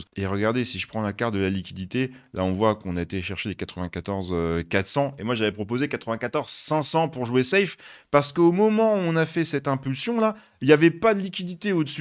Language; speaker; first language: French; native; French